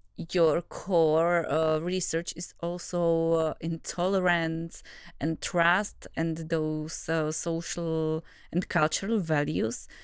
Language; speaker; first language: English; non-native, fluent; Czech